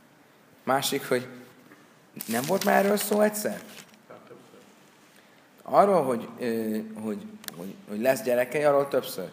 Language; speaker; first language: Hungarian; native; Hungarian